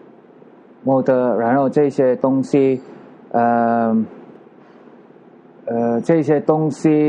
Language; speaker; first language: Chinese; non-native, learner; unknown